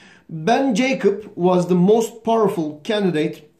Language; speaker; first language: English; non-native, fluent; Turkish